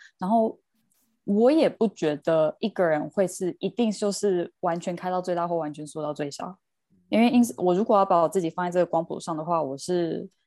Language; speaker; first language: Chinese; early bilingual, heritage; Chinese